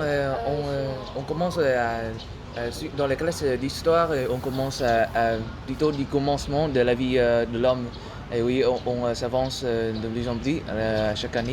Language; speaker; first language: French; non-native, learner; Vietnamese